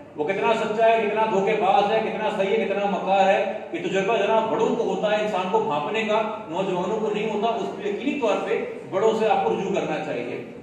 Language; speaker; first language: Urdu; non-native, local second language; Sindhi